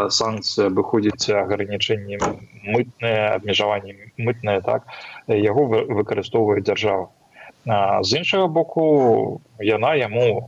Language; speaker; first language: Belarusian; non-native, local second language; Russian